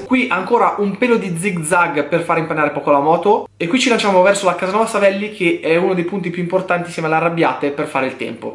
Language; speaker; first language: Italian; native; Italian